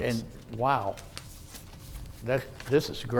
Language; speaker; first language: English; native; English